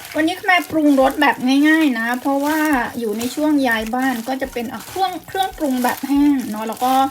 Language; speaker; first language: Thai; native; Thai